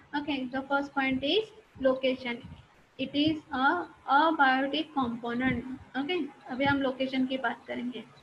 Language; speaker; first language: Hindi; non-native, local second language; Marathi